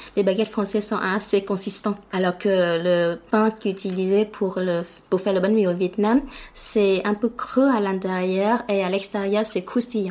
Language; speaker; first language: French; non-native, fluent; Vietnamese